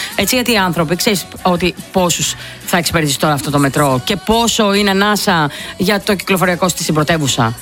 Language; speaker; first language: Greek; native; Greek